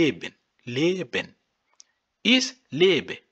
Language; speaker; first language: German; non-native, fluent; French